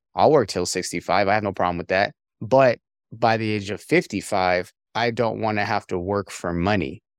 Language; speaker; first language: English; native; English